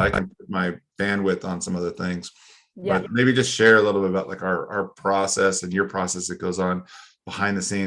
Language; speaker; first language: English; native; English